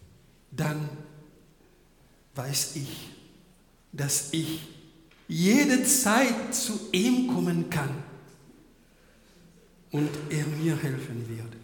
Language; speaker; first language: German; non-native, fluent; French